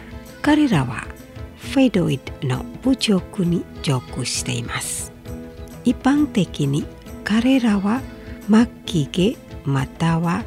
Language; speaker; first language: Japanese; non-native, fluent; Indonesian